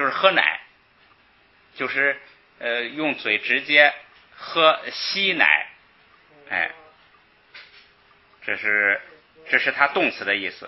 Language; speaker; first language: Chinese; native; Chinese